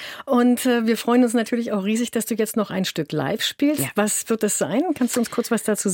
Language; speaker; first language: German; native; German